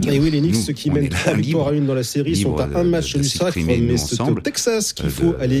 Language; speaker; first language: French; native; French